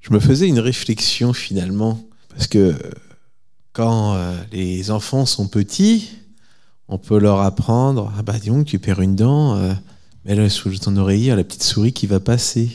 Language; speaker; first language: French; native; French